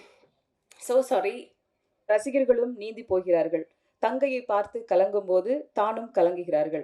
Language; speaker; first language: Tamil; native; Tamil